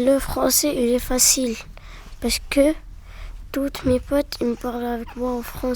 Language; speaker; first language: French; non-native, local second language; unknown